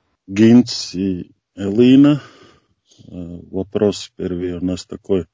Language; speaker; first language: Russian; non-native, fluent; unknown